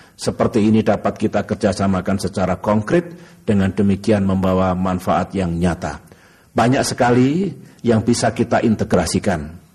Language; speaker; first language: Indonesian; native; Indonesian